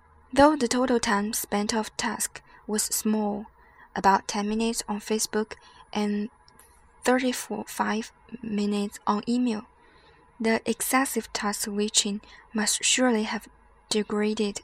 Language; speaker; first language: English; non-native, fluent; Chinese